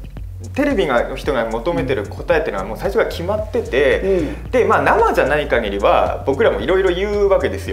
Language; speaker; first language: Japanese; native; Japanese